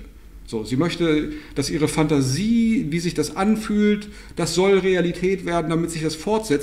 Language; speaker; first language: German; native; German